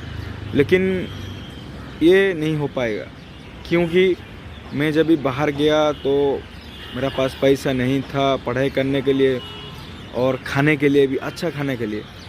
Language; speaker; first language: Hindi; non-native, local second language; Odia